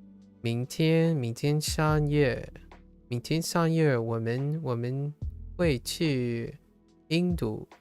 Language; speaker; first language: Chinese; non-native, learner; English